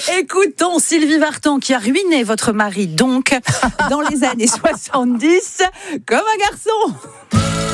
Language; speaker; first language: French; native; French